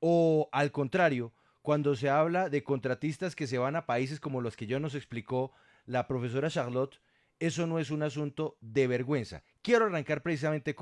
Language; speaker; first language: Spanish; native; Spanish